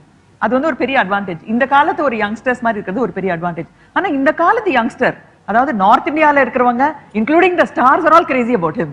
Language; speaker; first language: Tamil; native; Tamil